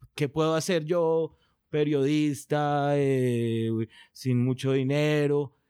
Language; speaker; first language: Spanish; native; Spanish